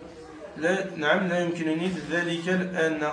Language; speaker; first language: Arabic; non-native, learner; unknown